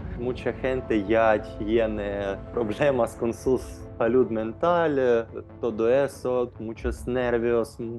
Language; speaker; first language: Spanish; non-native, fluent; Ukrainian